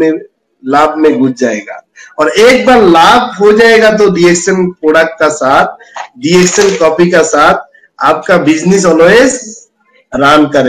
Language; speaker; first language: Hindi; non-native, fluent; Bangla